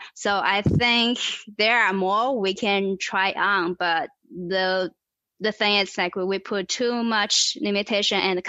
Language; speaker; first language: English; non-native, fluent; Chinese